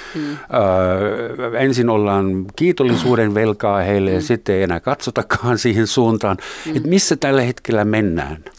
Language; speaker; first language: Finnish; native; Finnish